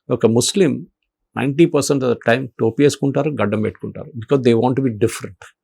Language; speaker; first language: Telugu; non-native, fluent; Malayalam